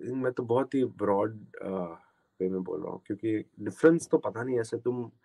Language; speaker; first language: Hindi; non-native, local second language; Gujarati